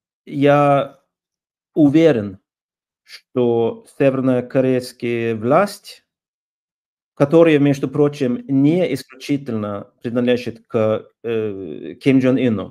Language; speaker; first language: Russian; non-native, fluent; Norwegian